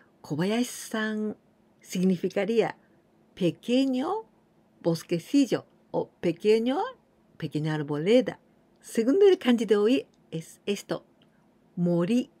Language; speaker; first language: Spanish; non-native, fluent; Japanese